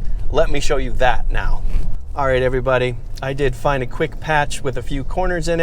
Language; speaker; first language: English; native; English